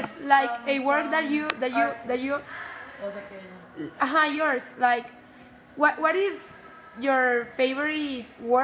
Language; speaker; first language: English; non-native, learner; Spanish